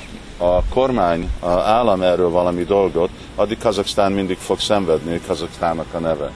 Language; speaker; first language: Hungarian; early bilingual, heritage; Hungarian